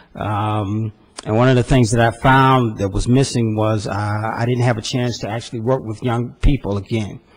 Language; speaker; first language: English; native; English